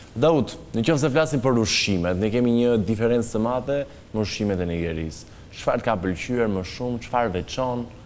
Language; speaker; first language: Albanian; native; Albanian